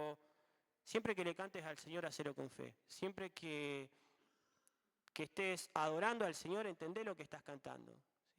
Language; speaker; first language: Spanish; native; Spanish